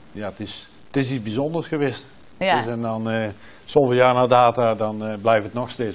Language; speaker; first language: Dutch; native; Dutch